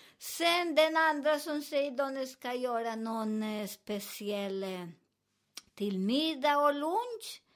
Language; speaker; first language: Swedish; non-native, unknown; Spanish